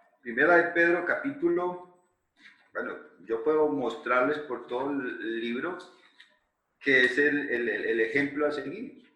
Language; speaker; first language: Spanish; native; Spanish